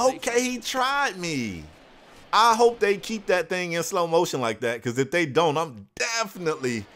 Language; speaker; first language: English; native; English